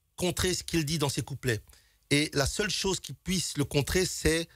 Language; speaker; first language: French; native; French